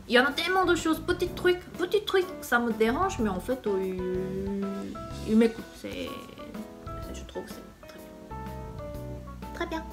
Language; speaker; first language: French; non-native, fluent; Korean